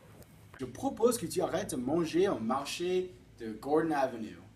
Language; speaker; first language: French; non-native, learner; English